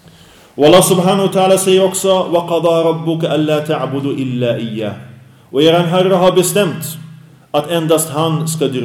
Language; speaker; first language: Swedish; early bilingual, other home language; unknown